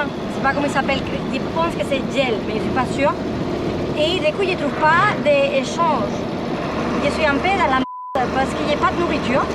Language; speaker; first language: French; non-native, fluent; Spanish